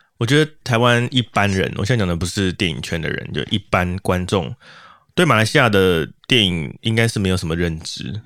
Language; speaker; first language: Chinese; native; Chinese